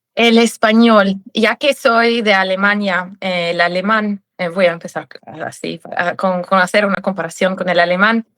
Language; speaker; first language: Spanish; non-native, fluent; Russian